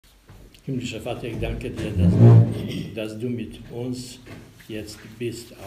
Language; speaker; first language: German; non-native, learner; Polish